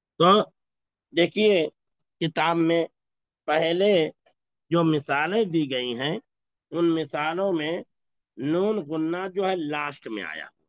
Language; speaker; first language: Urdu; native; Urdu